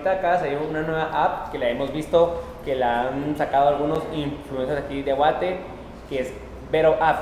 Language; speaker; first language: Spanish; native; Spanish